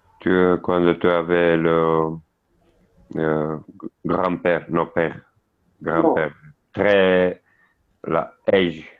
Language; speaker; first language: French; non-native, learner; Italian